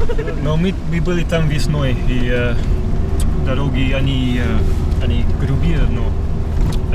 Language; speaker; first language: Russian; non-native, learner; English